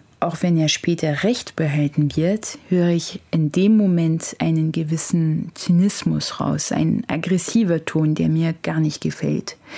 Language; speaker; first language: German; non-native, fluent; French